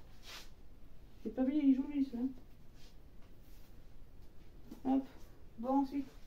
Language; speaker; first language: French; native; French